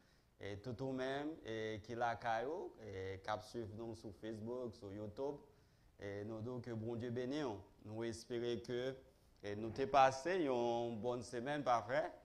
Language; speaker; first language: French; non-native, local second language; Haitian Creole